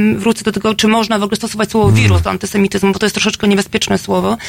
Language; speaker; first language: Polish; native; Polish